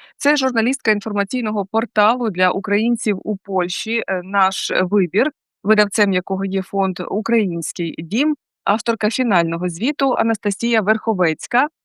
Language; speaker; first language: Ukrainian; native; Ukrainian